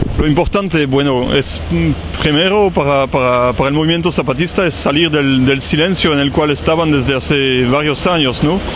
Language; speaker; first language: Spanish; non-native, fluent; French